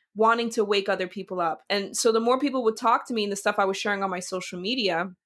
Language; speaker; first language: English; early bilingual, other home language; Dutch